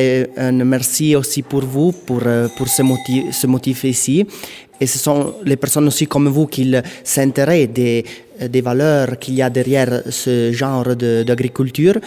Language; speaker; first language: French; non-native, local second language; Italian